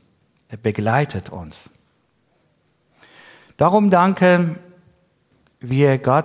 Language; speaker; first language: German; non-native, learner; Persian